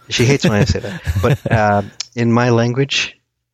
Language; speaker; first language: English; early bilingual, other home language; Assyrian Neo-Aramaic